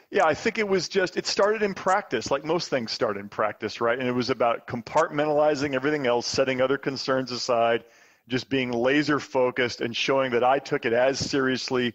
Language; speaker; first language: English; native; English